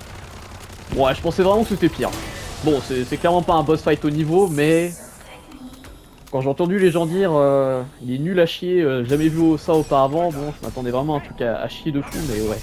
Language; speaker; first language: French; native; French